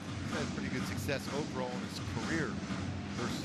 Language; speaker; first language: English; native; English